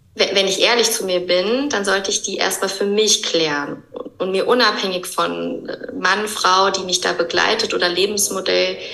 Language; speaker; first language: German; native; German